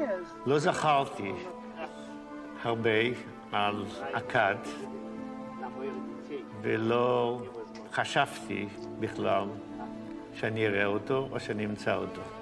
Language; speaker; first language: Hebrew; non-native, fluent; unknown